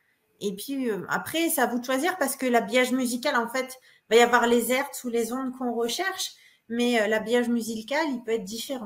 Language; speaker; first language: French; native; French